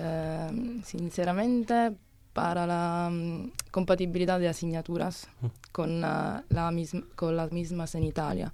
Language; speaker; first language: Spanish; non-native, learner; Italian